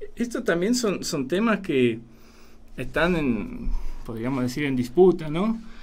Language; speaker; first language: Spanish; non-native, fluent; Polish